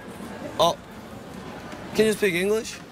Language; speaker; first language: English; non-native, fluent; Korean